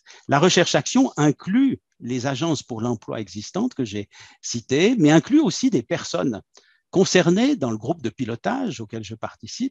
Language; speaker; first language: French; native; French